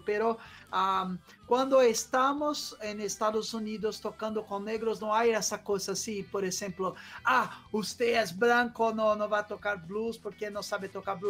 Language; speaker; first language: Spanish; non-native, fluent; Portuguese